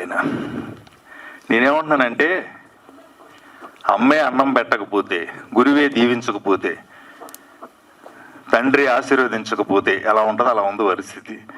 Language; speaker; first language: Telugu; native; Telugu